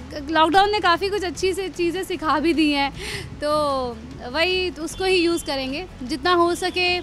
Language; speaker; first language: Hindi; native; Hindi